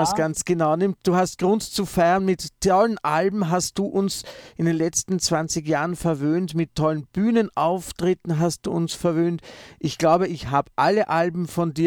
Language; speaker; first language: German; native; German